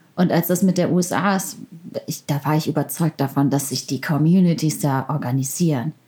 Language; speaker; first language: German; early bilingual, other home language; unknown